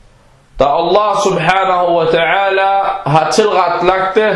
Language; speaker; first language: Danish; non-native, fluent; Arabic